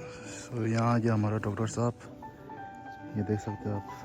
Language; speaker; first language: Hindi; non-native, fluent; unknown